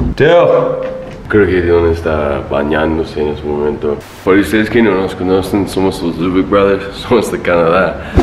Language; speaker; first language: Spanish; non-native, fluent; English